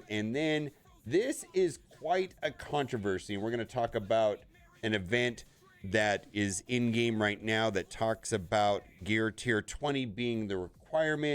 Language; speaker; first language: English; native; English